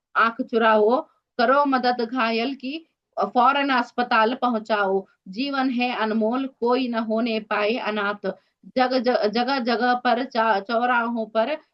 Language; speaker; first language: Hindi; non-native, local second language; Kannada